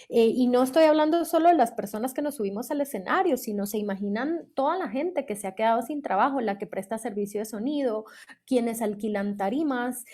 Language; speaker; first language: Spanish; native; Spanish